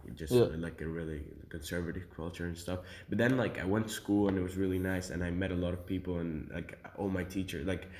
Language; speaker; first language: English; early bilingual, other home language; Spanish